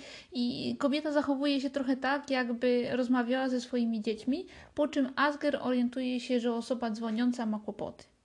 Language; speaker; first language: Polish; native; Polish